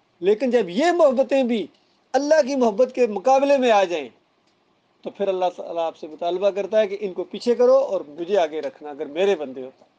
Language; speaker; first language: Urdu; non-native, local second language; Punjabi